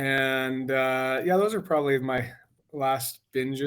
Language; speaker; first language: English; native; English